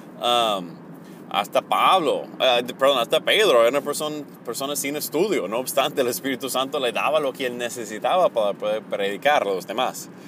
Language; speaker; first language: Spanish; non-native, fluent; English